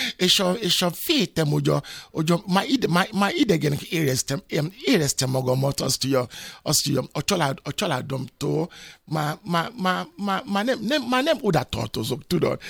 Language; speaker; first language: Hungarian; non-native, fluent; Yoruba